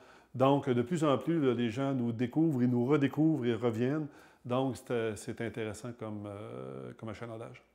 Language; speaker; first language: French; native; French